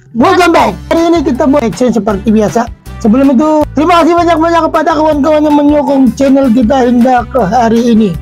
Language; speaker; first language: Malay; non-native, fluent; Filipino